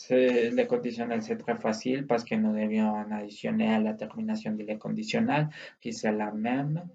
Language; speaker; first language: French; non-native, learner; Spanish